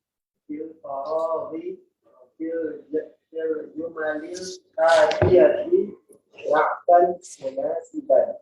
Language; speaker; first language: Arabic; non-native, learner; Indonesian